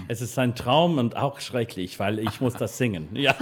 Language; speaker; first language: German; non-native, learner; English